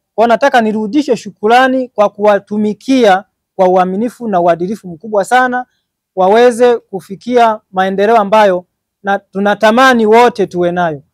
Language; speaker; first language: Swahili; native; Swahili